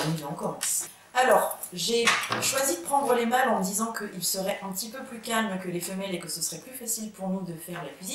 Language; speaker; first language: French; native; French